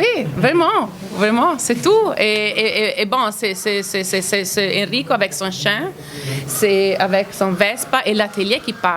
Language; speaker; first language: French; non-native, fluent; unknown